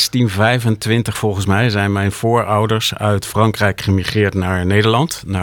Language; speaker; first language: Dutch; native; Dutch